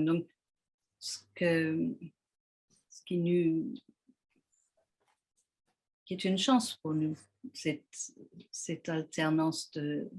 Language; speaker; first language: French; non-native, fluent; English